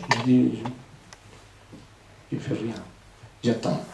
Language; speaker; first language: French; non-native, fluent; Spanish